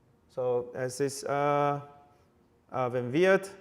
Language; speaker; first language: German; non-native, fluent; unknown